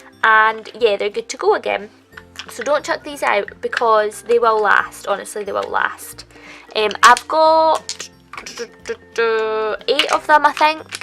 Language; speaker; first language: English; native; English